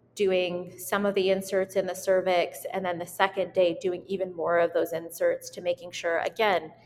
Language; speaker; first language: English; native; English